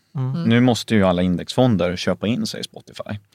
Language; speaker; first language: Swedish; native; Swedish